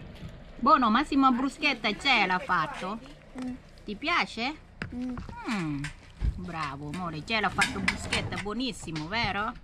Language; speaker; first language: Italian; non-native, learner; Thai